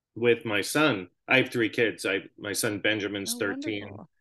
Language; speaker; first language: English; native; English